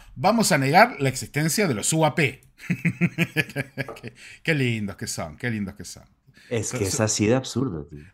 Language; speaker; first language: Spanish; native; Spanish